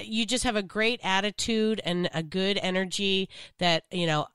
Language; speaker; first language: English; native; English